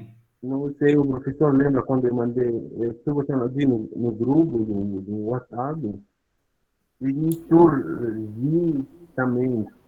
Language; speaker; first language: Portuguese; non-native, learner; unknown